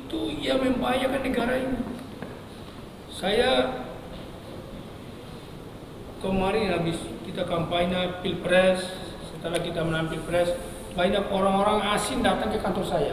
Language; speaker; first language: Indonesian; non-native, local second language; Tetum